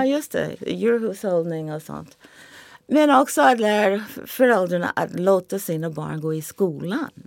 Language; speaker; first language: Swedish; non-native, fluent; English